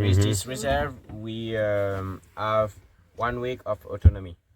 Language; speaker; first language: English; non-native, learner; French